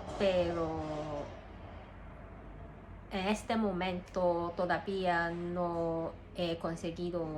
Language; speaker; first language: Spanish; non-native, learner; Cantonese